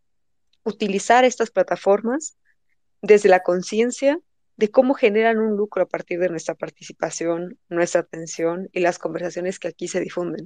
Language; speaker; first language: Spanish; native; Spanish